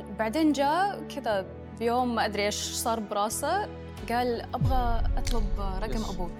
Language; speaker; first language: Arabic; early bilingual, other home language; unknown